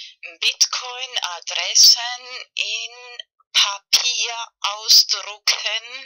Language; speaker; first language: German; non-native, fluent; Spanish